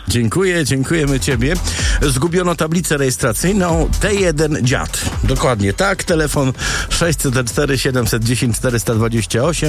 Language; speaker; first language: Polish; native; Polish